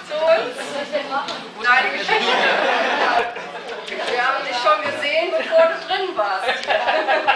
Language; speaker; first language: German; native; German